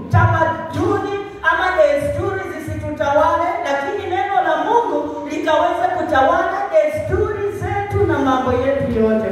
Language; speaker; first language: Swahili; non-native, local second language; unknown